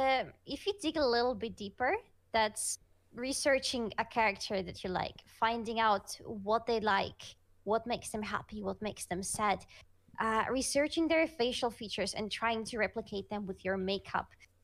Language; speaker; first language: English; non-native, fluent; Russian